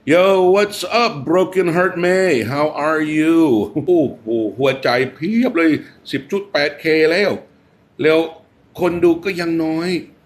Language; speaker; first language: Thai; non-native, fluent; English